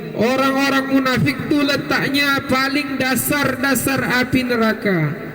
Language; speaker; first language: Malay; native; Malay